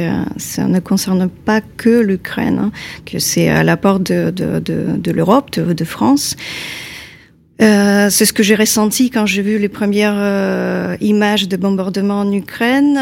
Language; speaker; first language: French; non-native, fluent; Ukrainian